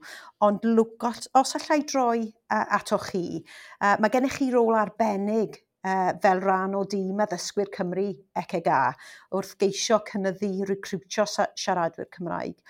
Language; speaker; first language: Welsh; non-native, local second language; English